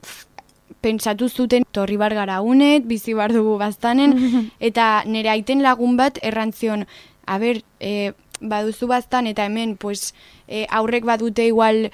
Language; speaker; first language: Basque; non-native, learner; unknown